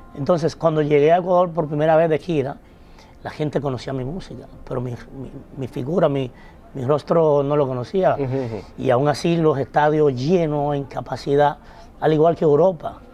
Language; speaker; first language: Spanish; native; Spanish